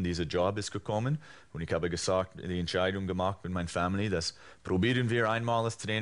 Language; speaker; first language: German; non-native, fluent; English